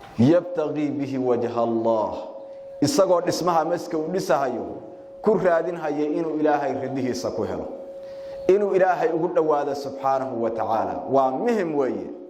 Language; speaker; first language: Somali; native; Somali